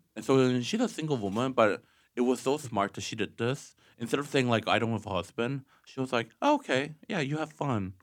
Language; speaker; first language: English; native; English